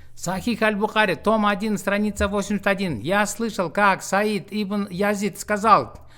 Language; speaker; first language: Russian; non-native, local second language; Kyrgyz